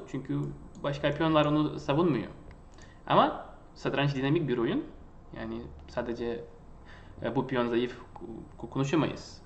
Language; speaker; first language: Turkish; non-native, fluent; Russian